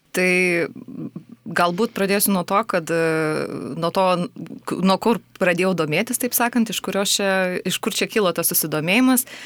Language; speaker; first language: Lithuanian; native; Lithuanian